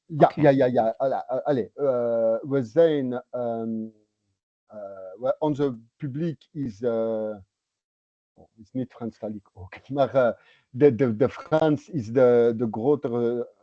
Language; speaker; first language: Dutch; non-native, local second language; French